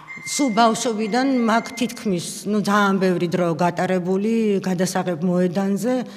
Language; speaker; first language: Georgian; early bilingual, other home language; Russian